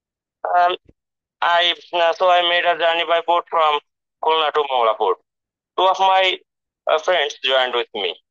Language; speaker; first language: English; non-native, learner; Bangla